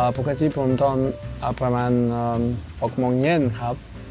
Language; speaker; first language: Thai; non-native, learner; French